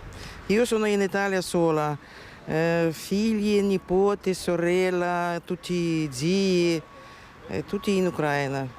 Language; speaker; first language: Italian; non-native, learner; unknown